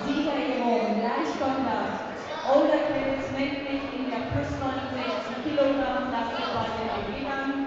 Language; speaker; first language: German; native; German